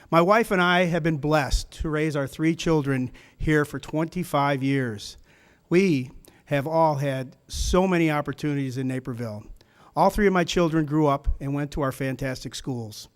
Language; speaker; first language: English; early bilingual, other home language; German